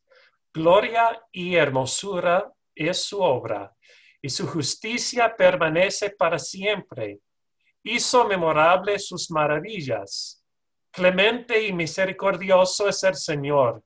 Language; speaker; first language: Spanish; non-native, fluent; English